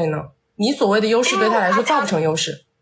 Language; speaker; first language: Chinese; native; Chinese